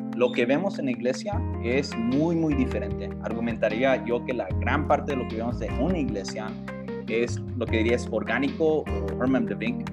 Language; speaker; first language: Spanish; early bilingual, heritage; Spanish